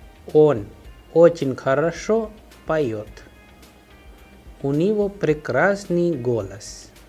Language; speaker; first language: Russian; non-native, fluent; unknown